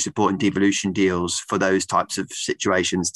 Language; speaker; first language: English; native; English